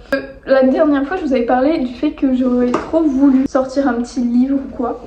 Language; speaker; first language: French; native; French